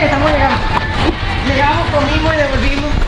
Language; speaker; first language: Spanish; native; Spanish